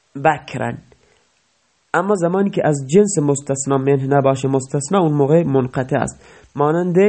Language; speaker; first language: Persian; non-native, local second language; Baluchi